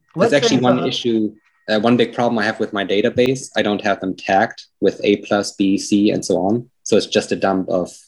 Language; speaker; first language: English; non-native, fluent; German